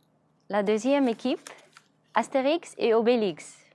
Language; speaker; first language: French; non-native, fluent; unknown